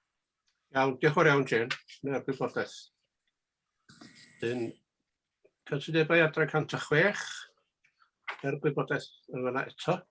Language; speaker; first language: Welsh; native; Welsh